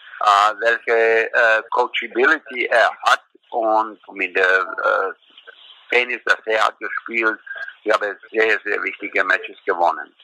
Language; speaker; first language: German; non-native, fluent; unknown